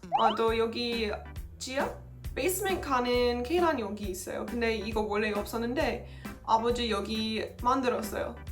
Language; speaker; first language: Korean; non-native, learner; English